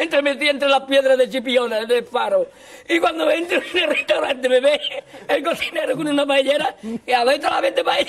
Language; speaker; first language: Spanish; native; Spanish